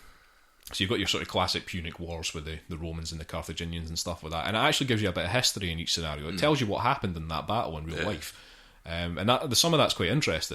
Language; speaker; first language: English; native; English